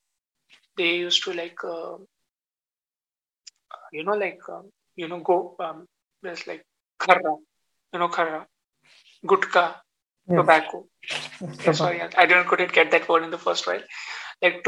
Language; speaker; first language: English; non-native, local second language; Hindi